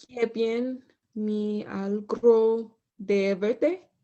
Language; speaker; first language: Spanish; non-native, learner; English